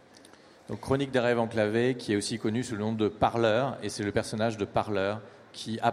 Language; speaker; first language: French; native; French